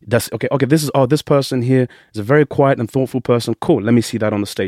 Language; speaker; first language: English; early bilingual, other home language; Shona